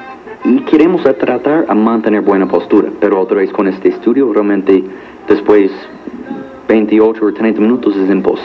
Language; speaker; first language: Spanish; non-native, learner; English